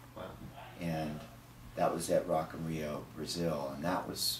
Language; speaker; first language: English; native; English